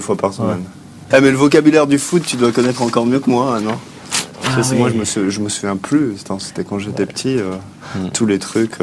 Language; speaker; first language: French; native; French